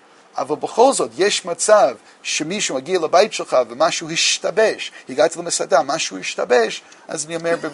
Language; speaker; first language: Hebrew; non-native, fluent; English